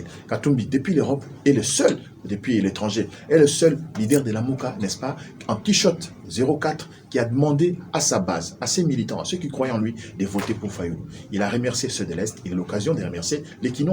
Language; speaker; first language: French; non-native, local second language; Lingala